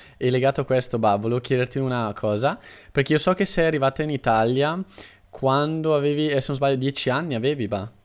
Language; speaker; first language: Italian; native; Italian